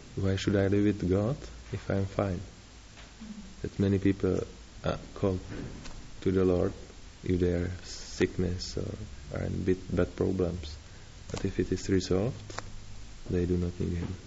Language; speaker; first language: English; non-native, learner; Czech